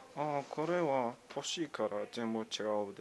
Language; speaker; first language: Japanese; non-native, learner; Mongolian